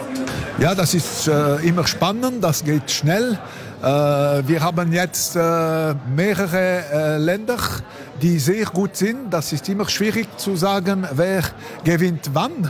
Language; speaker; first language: German; non-native, local second language; French